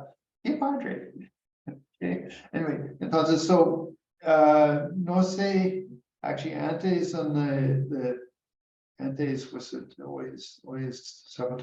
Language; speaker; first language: Spanish; non-native, learner; English